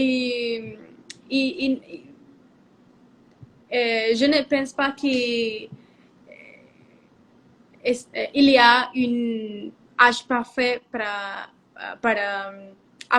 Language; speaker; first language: French; non-native, learner; Spanish